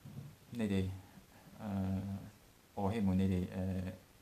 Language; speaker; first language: Chinese; non-native, learner; Japanese